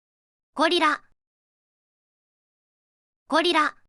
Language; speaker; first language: Japanese; native; Japanese